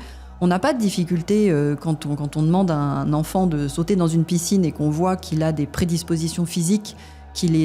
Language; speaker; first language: French; native; French